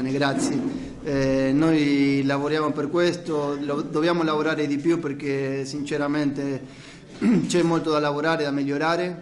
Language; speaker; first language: Italian; non-native, fluent; Spanish